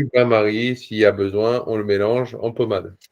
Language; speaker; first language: French; native; French